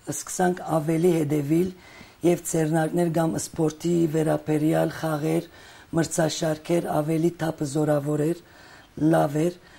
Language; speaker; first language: Armenian; early bilingual, heritage; Armenian